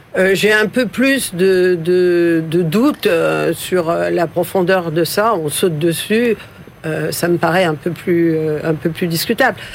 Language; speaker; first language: French; early bilingual, other home language; Spanish